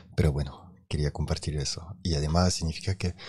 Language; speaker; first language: Spanish; non-native, fluent; French